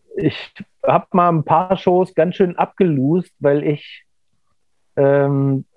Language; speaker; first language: German; native; German